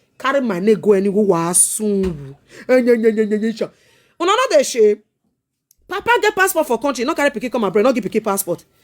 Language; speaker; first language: Nigerian Pidgin; non-native, local second language; Esan